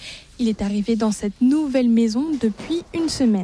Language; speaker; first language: French; native; French